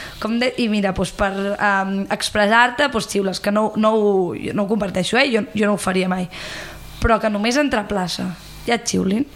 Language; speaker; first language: Catalan; native; Catalan